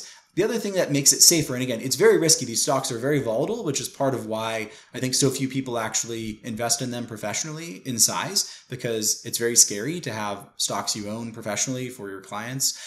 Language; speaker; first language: English; native; English